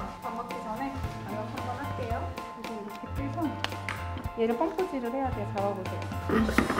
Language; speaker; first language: Korean; native; Korean